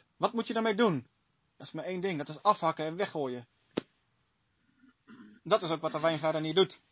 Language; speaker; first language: Dutch; native; Dutch